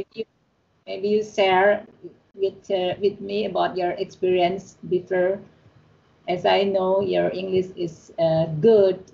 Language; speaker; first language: English; non-native, learner; Indonesian